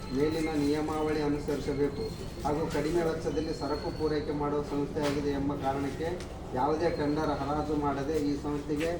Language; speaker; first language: Kannada; native; Kannada